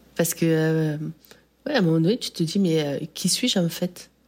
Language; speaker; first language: French; native; French